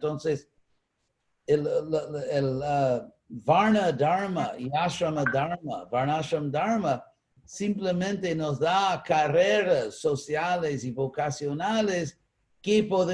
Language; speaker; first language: Spanish; non-native, fluent; English